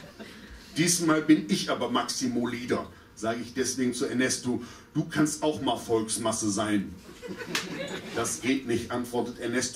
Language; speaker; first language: German; native; German